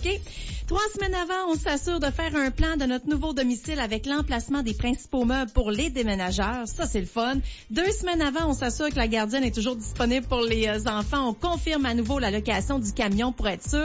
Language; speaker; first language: French; native; French